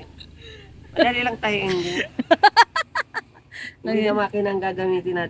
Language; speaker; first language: Filipino; native; Filipino